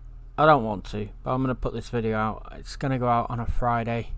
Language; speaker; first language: English; native; English